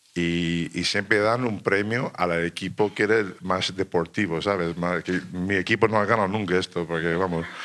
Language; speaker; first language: Spanish; non-native, fluent; English